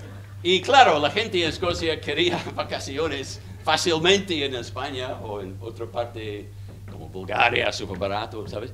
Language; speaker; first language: Spanish; non-native, learner; English